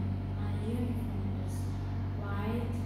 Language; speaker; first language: English; non-native, learner; Vietnamese